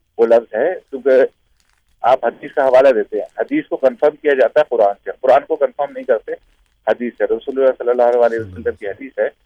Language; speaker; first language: Urdu; native; Urdu